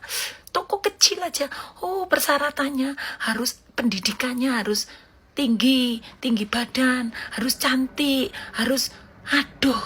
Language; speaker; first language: Indonesian; native; Indonesian